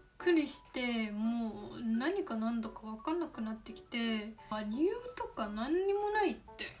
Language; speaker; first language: Japanese; non-native, fluent; Indonesian